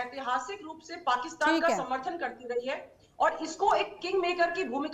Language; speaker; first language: Hindi; native; Hindi